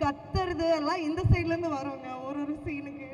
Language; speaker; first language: Tamil; native; Tamil